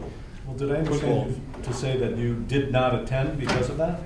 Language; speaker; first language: English; native; English